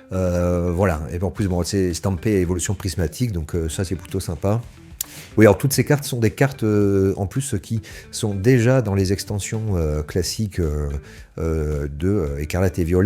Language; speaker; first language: French; native; French